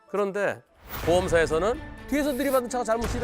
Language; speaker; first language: Korean; native; Korean